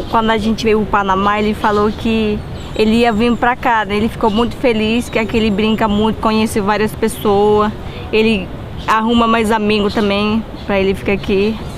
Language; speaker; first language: Portuguese; non-native, local second language; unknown